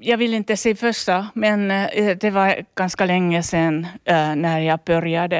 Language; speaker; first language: Swedish; non-native, local second language; Finnish